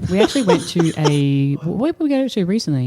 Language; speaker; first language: English; native; English